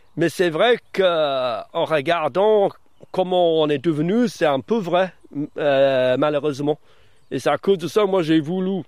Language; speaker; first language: French; early bilingual, other home language; English